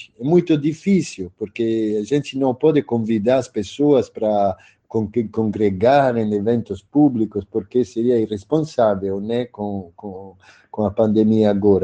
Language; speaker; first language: Portuguese; non-native, fluent; Italian